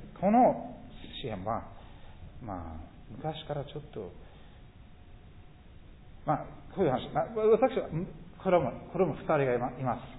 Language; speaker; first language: Japanese; non-native, fluent; English